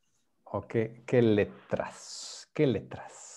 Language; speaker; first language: Spanish; non-native, fluent; English